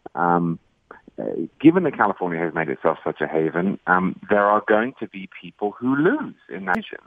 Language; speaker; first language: English; native; English